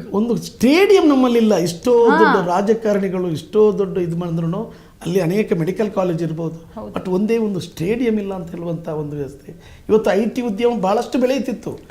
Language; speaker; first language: Kannada; non-native, local second language; Badaga